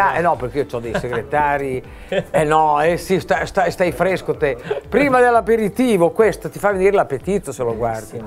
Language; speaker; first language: Italian; native; Italian